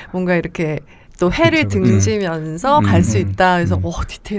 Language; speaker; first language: Korean; native; Korean